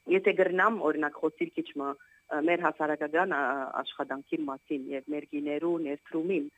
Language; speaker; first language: Armenian; native; Armenian